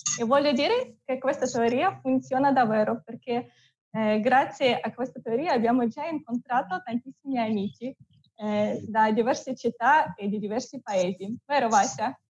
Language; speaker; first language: Italian; non-native, fluent; Russian